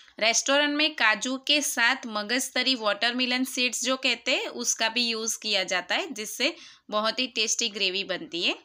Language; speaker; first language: Hindi; non-native, local second language; Gujarati